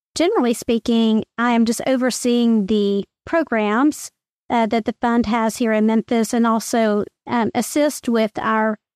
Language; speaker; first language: English; native; English